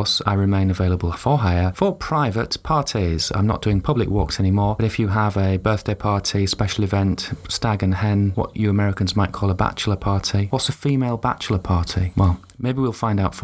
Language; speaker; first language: English; native; English